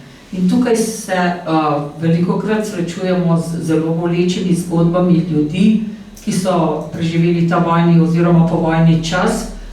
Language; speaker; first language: Slovenian; native; Slovenian